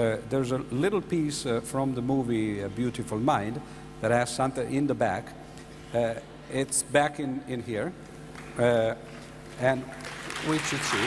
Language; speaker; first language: English; non-native, fluent; Italian